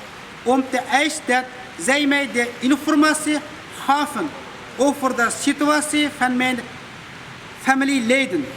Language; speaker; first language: Dutch; non-native, fluent; Uyghur